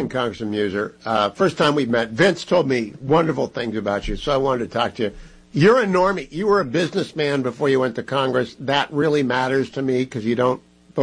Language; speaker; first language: English; native; English